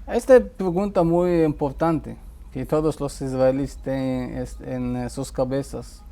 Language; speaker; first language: Spanish; non-native, fluent; Hebrew